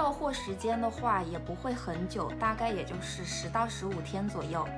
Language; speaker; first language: Chinese; native; Chinese